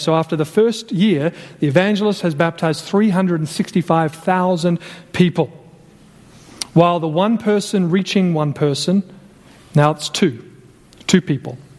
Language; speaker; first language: English; native; English